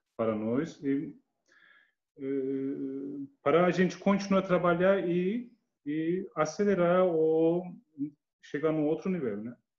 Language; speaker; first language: Portuguese; non-native, learner; Turkish